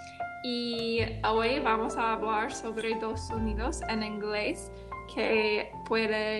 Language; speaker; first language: Spanish; non-native, learner; English